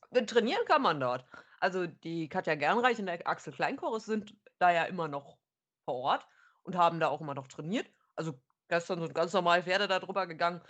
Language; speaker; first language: German; native; German